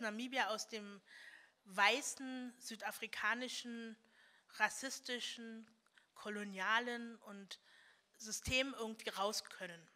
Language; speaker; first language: German; early bilingual, other home language; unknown